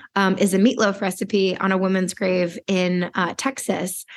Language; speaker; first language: English; native; English